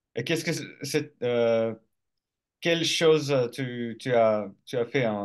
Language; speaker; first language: French; non-native, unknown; Finnish